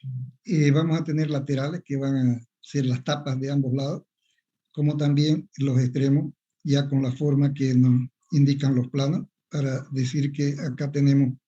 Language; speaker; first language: Spanish; native; Spanish